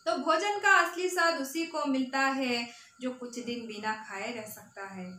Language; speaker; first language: Hindi; non-native, local second language; Assamese